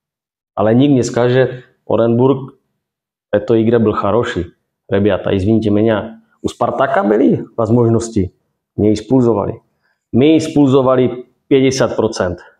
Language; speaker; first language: Russian; non-native, fluent; Czech